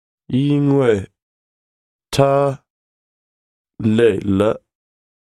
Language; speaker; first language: Chinese; non-native, learner; English